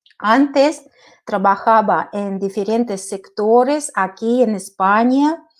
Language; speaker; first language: Spanish; non-native, fluent; Russian